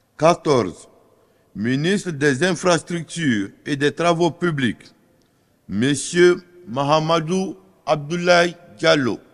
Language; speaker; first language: French; non-native, local second language; Fula